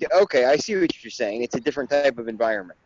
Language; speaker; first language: English; native; English